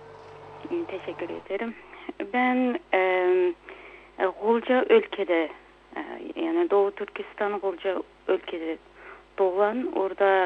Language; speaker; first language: Turkish; non-native, local second language; Uyghur